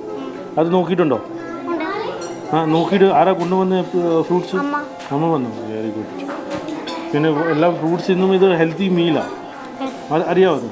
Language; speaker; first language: Malayalam; non-native, learner; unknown